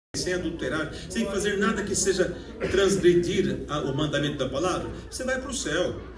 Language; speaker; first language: Portuguese; native; Portuguese